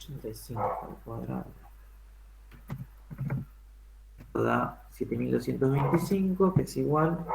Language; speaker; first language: Spanish; native; Spanish